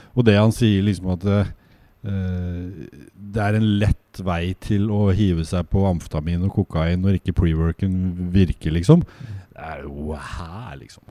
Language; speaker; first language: Norwegian; native; Norwegian